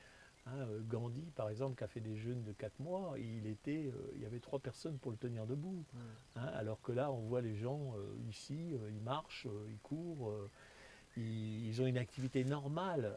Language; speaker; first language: French; native; French